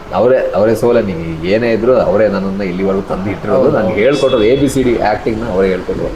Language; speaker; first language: Kannada; non-native, local second language; Tulu